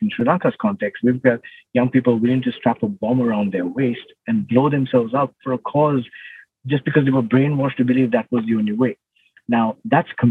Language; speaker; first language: English; non-native, local second language; Sinhala